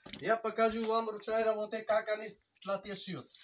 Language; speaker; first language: Russian; non-native, learner; Hindi